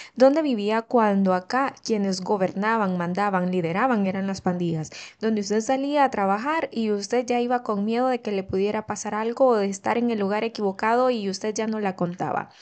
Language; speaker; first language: Spanish; native; Spanish